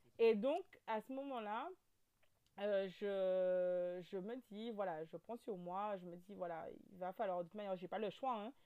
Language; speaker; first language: French; native; French